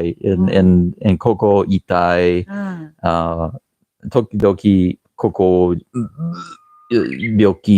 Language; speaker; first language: Japanese; non-native, learner; English